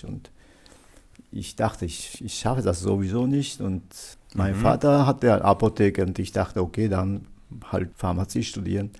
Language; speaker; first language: German; non-native, fluent; Japanese